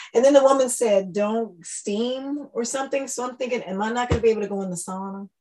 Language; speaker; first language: English; native; English